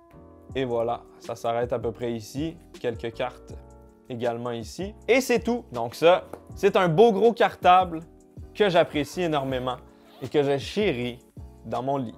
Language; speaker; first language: French; native; French